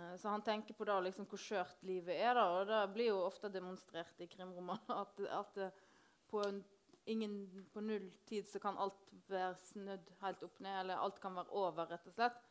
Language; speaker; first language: Norwegian; native; Norwegian